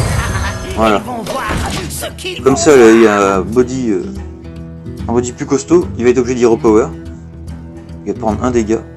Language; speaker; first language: French; native; French